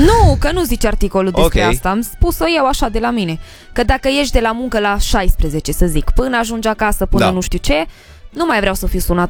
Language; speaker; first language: Romanian; native; Romanian